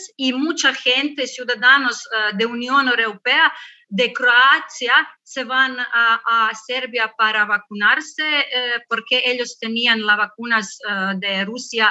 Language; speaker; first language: Spanish; non-native, learner; Croatian